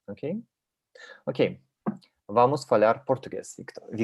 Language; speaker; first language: Portuguese; non-native, learner; Russian